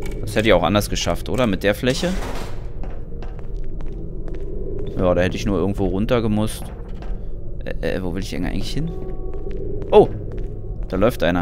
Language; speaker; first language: German; native; German